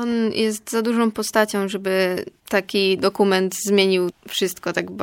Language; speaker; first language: Polish; native; Polish